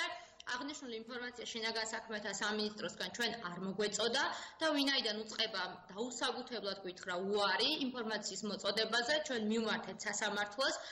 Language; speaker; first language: Georgian; native; Georgian